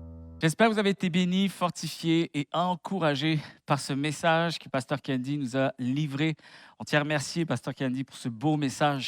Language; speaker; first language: French; native; French